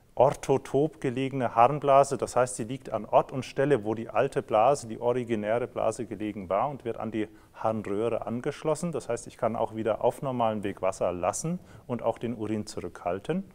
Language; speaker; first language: German; native; German